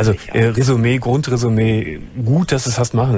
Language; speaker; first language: German; native; German